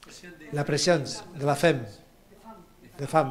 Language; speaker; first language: French; non-native, fluent; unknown